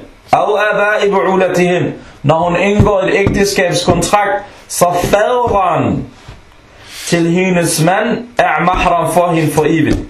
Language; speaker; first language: Danish; non-native, local second language; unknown